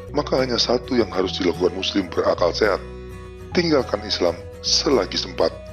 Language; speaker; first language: Indonesian; native; Indonesian